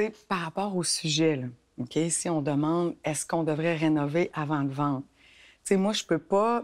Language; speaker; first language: French; native; French